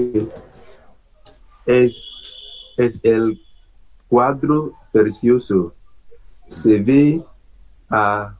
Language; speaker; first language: Spanish; non-native, learner; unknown